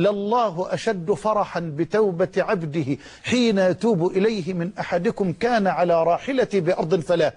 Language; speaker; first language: Arabic; native; Arabic